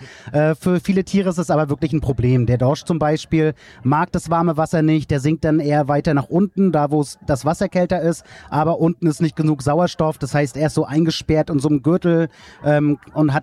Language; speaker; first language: German; native; German